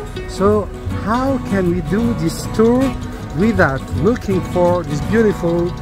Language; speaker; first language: English; non-native, fluent; French